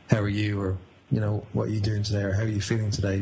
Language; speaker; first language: English; native; English